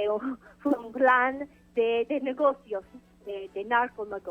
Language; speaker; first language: Spanish; non-native, fluent; English